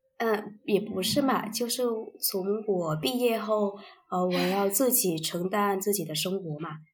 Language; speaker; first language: Chinese; non-native, fluent; Vietnamese